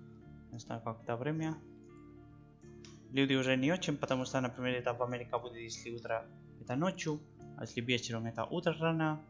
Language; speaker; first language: Russian; non-native, learner; Spanish